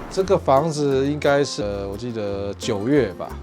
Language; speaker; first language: Chinese; native; Chinese